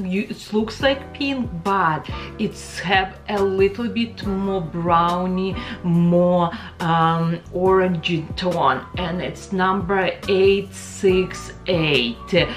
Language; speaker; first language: English; non-native, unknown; Ukrainian